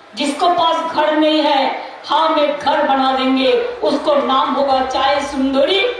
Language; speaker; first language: Hindi; non-native, local second language; Bangla